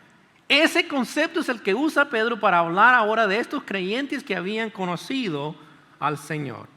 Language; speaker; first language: Spanish; native; Spanish